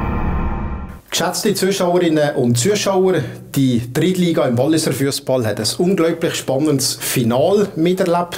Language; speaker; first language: German; native; German